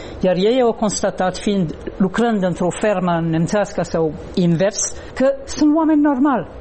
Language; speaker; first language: Romanian; non-native, fluent; French